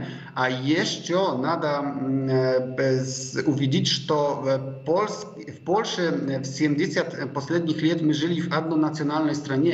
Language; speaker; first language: Russian; non-native, fluent; Polish